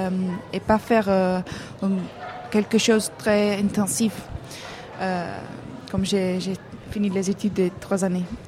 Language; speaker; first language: French; non-native, fluent; Hebrew